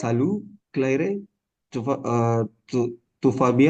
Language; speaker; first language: French; non-native, learner; Indonesian